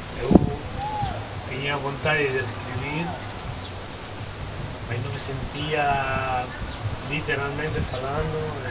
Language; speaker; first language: Portuguese; non-native, fluent; Spanish